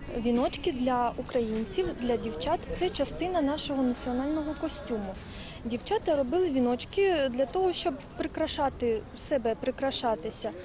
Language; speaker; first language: Ukrainian; native; Ukrainian